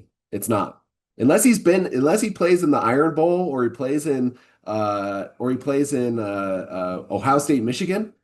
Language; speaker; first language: English; native; English